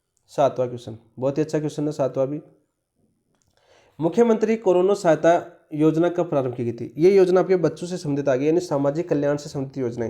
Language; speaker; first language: Hindi; native; Hindi